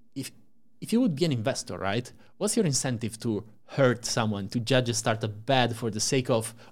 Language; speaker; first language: English; non-native, fluent; Italian